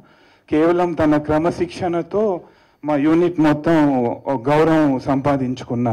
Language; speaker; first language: Telugu; native; Telugu